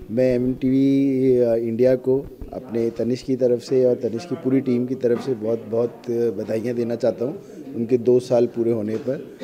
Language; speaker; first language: Hindi; native; Hindi